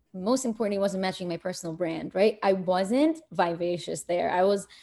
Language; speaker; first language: English; early bilingual, other home language; Arabic